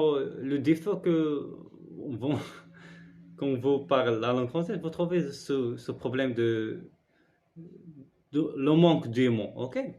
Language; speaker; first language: French; non-native, learner; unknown